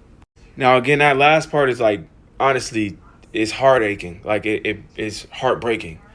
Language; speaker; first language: English; native; English